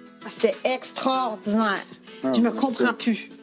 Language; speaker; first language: French; native; French